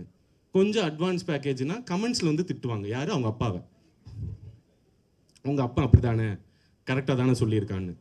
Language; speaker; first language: Tamil; native; Tamil